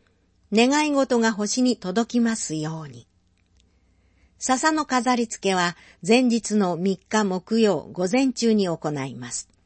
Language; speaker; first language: Japanese; native; Japanese